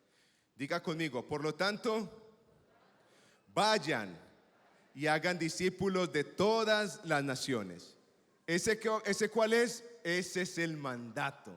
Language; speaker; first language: Spanish; native; Spanish